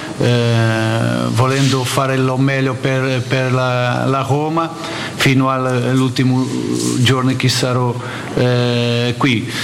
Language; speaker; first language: Italian; non-native, fluent; Portuguese